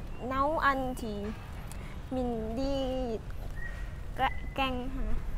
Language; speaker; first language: Vietnamese; non-native, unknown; Lao